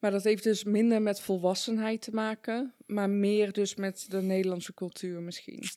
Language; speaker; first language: Dutch; early bilingual, other home language; Persian